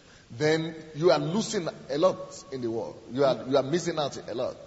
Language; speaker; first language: English; non-native, local second language; Yoruba